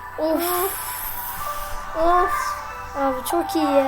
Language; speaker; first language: Turkish; native; Turkish